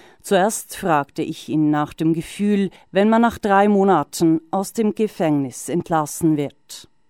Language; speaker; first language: German; native; German